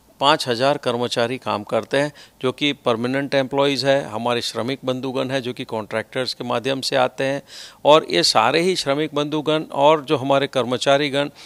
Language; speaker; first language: Hindi; non-native, local second language; Gujarati